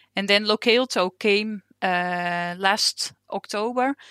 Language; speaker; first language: English; non-native, fluent; Dutch